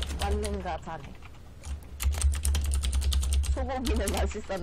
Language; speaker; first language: Korean; native; Korean